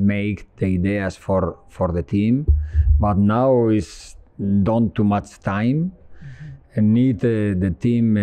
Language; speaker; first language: English; non-native, learner; Spanish